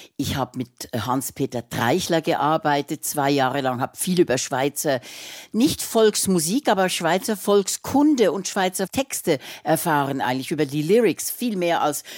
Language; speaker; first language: German; native; German